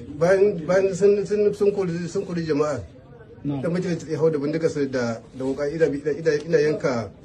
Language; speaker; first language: Hausa; native; Hausa